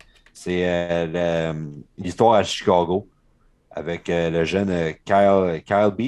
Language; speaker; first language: French; native; French